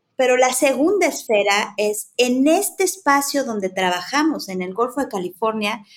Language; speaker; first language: Spanish; native; Spanish